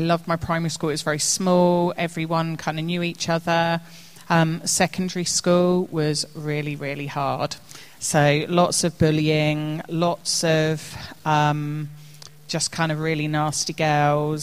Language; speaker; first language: English; native; English